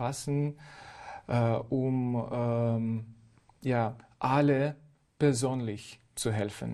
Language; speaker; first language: German; non-native, fluent; Ukrainian